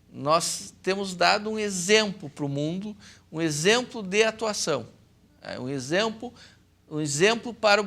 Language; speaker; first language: Portuguese; native; Portuguese